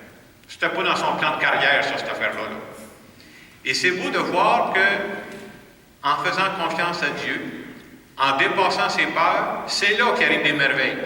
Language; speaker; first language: French; native; French